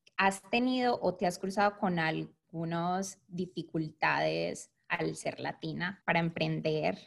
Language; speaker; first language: Spanish; native; Spanish